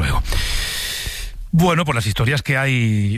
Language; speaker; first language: Spanish; native; Spanish